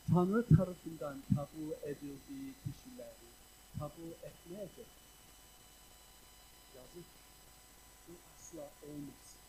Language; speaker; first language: Turkish; non-native, fluent; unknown